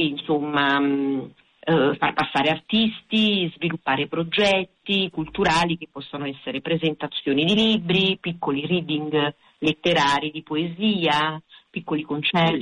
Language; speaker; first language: Italian; native; Italian